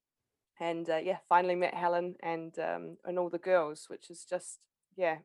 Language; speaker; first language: English; native; English